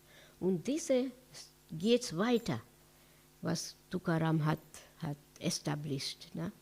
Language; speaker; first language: German; non-native, learner; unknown